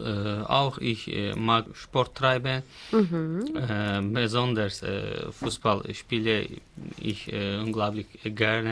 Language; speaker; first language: German; non-native, learner; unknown